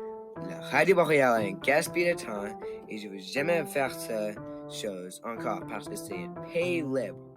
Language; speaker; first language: French; non-native, local second language; English